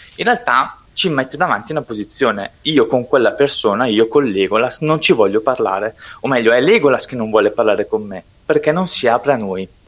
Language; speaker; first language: Italian; non-native, local second language; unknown